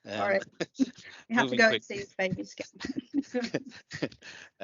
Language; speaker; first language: English; native; English